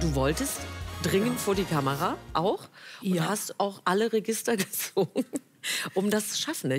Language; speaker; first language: German; native; German